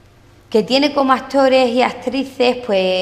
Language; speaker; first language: Spanish; native; Spanish